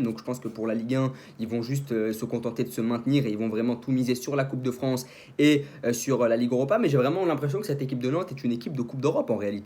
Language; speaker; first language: French; native; French